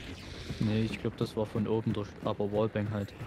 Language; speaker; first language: German; native; German